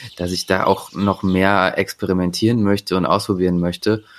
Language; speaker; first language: German; native; German